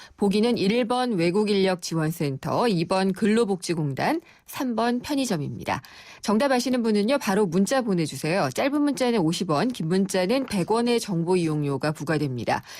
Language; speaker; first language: Korean; native; Korean